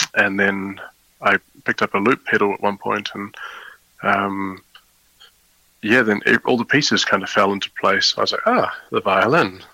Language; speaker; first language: English; native; English